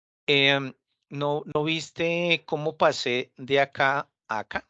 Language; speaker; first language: Spanish; native; Spanish